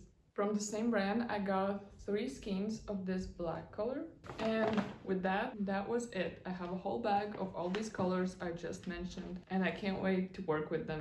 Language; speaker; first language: English; non-native, fluent; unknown